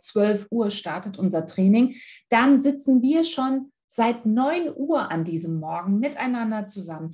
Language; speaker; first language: German; native; German